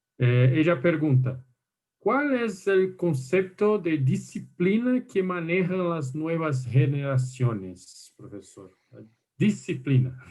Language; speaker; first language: Spanish; non-native, fluent; Portuguese